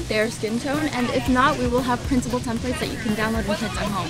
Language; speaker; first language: English; native; English